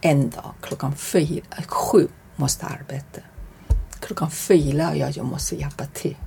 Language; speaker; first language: Swedish; non-native, learner; Chinese